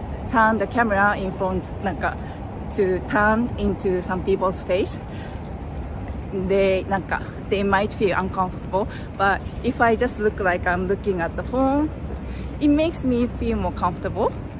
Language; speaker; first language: English; non-native, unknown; Japanese